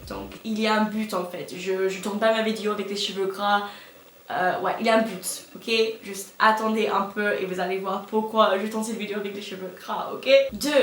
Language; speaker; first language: French; non-native, fluent; English